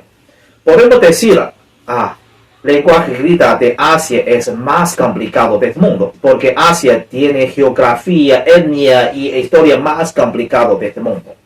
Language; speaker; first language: Spanish; non-native, learner; Chinese